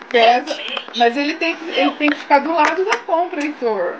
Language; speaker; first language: Portuguese; native; Portuguese